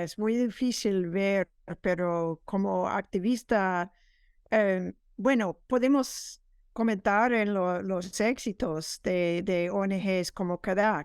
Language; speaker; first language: Spanish; non-native, fluent; English